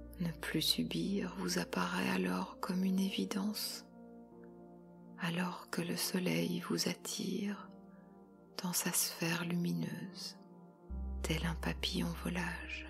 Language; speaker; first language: French; native; French